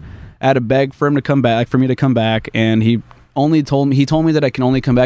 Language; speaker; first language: English; early bilingual, other home language; Spanish